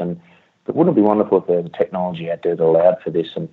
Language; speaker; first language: English; native; English